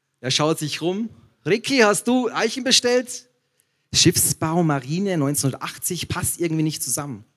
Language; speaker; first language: German; native; German